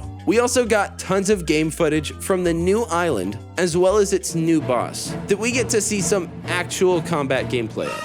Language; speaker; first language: English; native; English